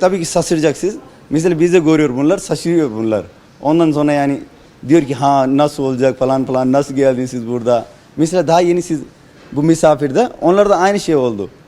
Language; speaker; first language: Turkish; non-native, learner; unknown